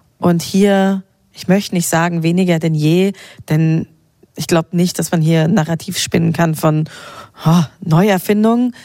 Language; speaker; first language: German; native; German